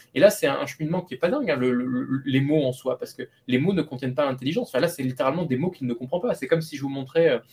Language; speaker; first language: French; native; French